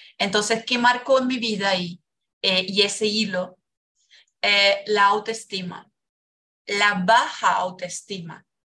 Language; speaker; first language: Spanish; non-native, fluent; Portuguese